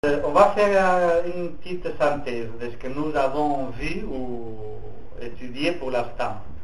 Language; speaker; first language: French; non-native, fluent; Spanish